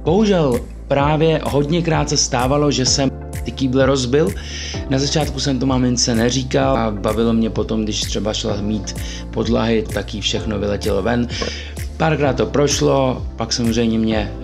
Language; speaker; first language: Czech; early bilingual, other home language; Russian